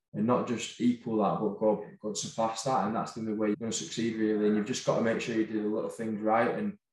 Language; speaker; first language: English; native; English